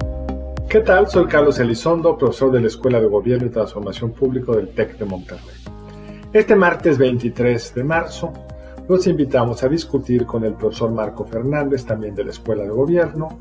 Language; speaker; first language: Spanish; native; Spanish